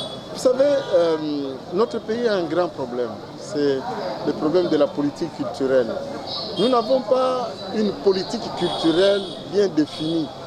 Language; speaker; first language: French; non-native, local second language; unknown